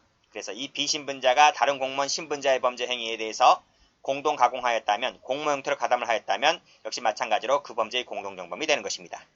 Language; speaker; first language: Korean; native; Korean